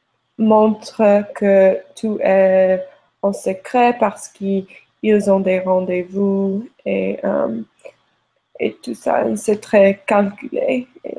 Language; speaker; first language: French; non-native, learner; English